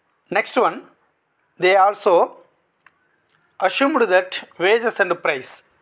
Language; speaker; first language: English; non-native, local second language; Tamil